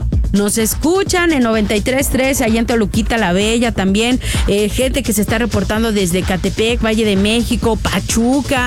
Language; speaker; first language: Spanish; native; Spanish